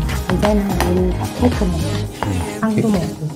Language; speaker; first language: Korean; non-native, learner; Chinese